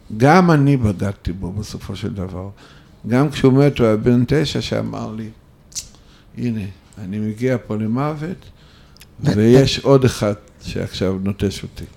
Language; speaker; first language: Hebrew; non-native, fluent; Russian